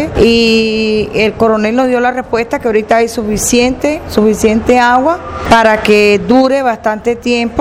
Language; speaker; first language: Spanish; native; Spanish